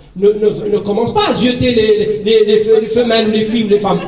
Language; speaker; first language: French; non-native, local second language; Arabic